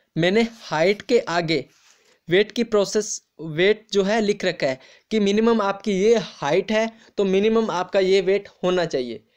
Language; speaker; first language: Hindi; native; Hindi